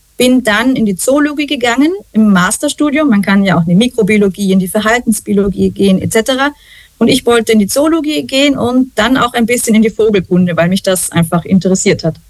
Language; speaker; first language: German; native; German